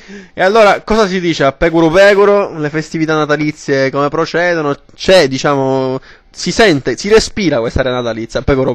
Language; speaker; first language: Italian; native; Italian